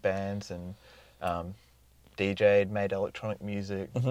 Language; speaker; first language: English; native; English